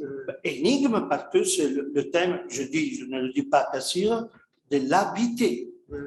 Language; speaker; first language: French; non-native, fluent; Italian